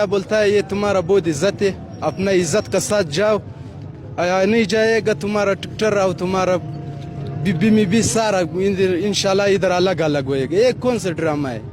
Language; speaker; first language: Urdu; non-native, learner; Pashto